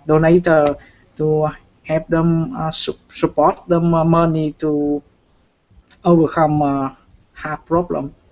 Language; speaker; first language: English; non-native, learner; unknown